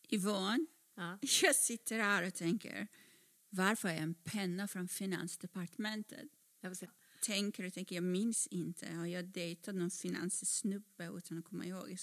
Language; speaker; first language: Swedish; non-native, fluent; Persian